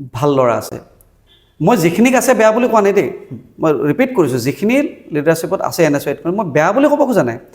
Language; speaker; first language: Assamese; native; Assamese